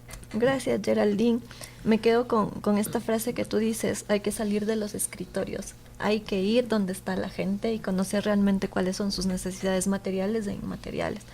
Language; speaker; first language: Spanish; native; Spanish